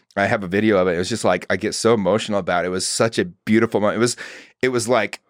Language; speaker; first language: English; native; English